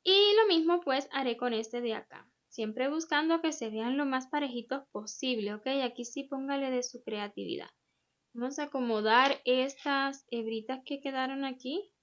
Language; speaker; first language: Spanish; native; Spanish